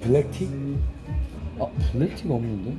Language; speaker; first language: English; non-native, learner; Korean